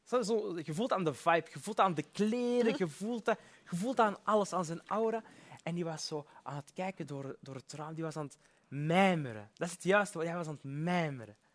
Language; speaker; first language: Dutch; early bilingual, other home language; Berber languages